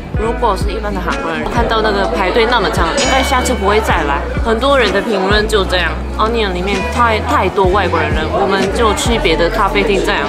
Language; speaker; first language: Chinese; non-native, fluent; Korean